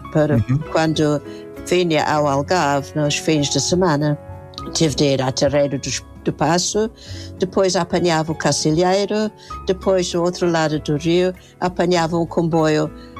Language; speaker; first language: Portuguese; non-native, fluent; English